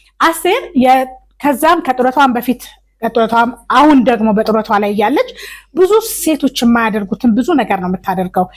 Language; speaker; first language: Amharic; native; Amharic